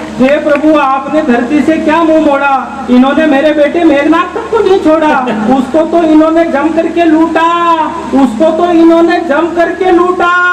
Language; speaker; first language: Hindi; native; Hindi